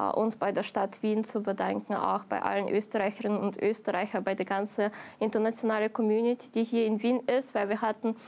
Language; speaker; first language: German; non-native, fluent; Ukrainian